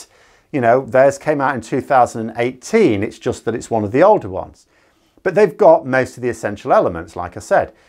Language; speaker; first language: English; native; English